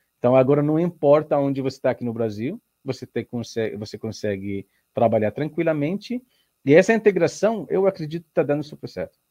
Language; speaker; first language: Portuguese; non-native, learner; Arabic